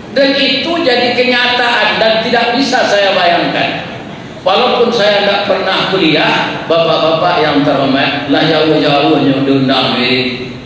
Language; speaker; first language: Malay; non-native, local second language; Minangkabau